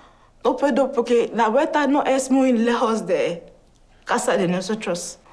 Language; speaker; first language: Spanish; non-native, learner; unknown